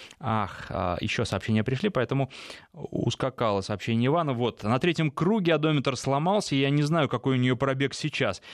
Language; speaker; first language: Russian; native; Russian